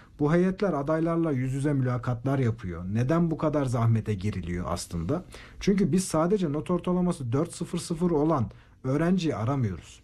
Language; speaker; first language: Turkish; native; Turkish